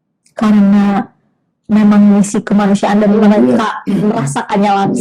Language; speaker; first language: Indonesian; native; Indonesian